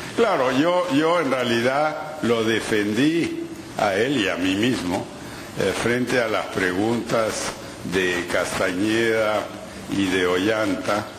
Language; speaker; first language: Spanish; native; Spanish